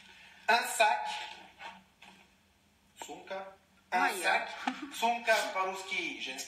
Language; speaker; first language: Russian; non-native, learner; French